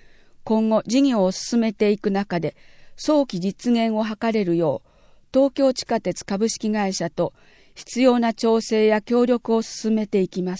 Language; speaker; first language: Japanese; native; Japanese